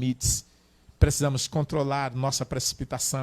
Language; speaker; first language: Portuguese; native; Portuguese